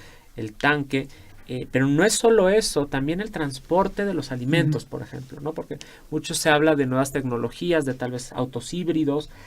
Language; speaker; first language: Spanish; native; Spanish